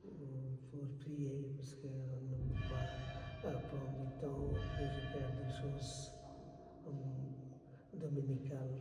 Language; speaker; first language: French; non-native, fluent; Bangla